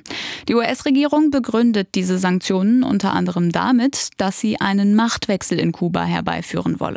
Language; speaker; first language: German; native; German